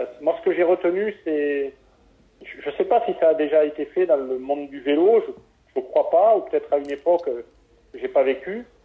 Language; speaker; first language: French; native; French